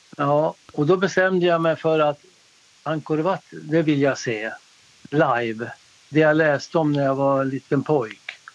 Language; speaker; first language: Swedish; native; Swedish